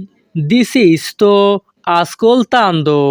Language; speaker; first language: Italian; non-native, learner; Bangla